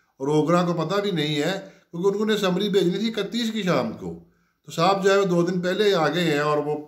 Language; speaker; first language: Urdu; non-native, local second language; Punjabi